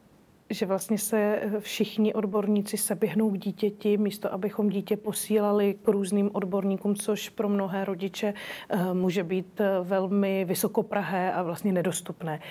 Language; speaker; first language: Czech; native; Czech